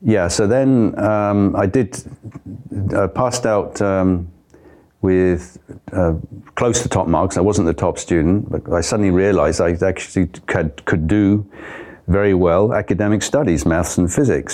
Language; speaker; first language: English; native; English